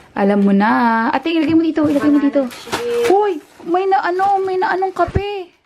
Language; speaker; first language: Filipino; native; Filipino